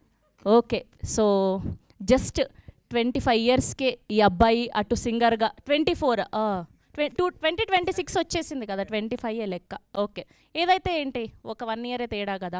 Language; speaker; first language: Telugu; native; Telugu